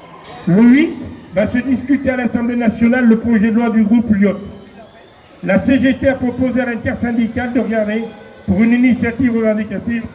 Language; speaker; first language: French; native; French